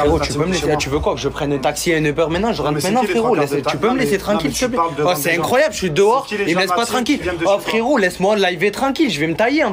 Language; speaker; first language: French; native; French